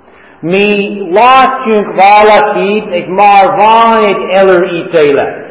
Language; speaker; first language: Hungarian; non-native, fluent; English